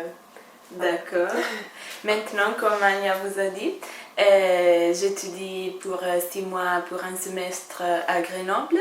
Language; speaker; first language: French; non-native, fluent; Italian